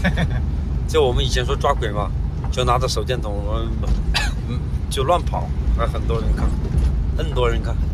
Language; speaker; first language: Chinese; native; Chinese